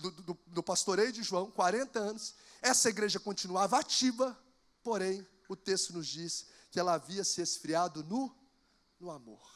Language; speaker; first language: Portuguese; native; Portuguese